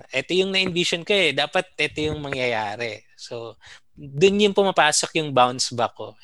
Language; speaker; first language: Filipino; native; Filipino